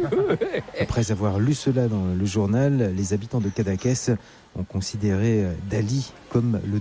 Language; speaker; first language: French; native; French